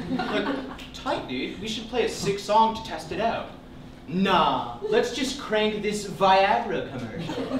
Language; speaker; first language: English; native; English